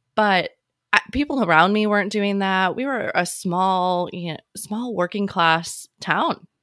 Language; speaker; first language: English; native; English